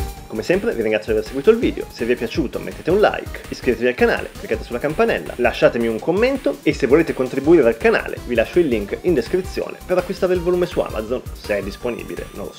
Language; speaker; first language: Italian; native; Italian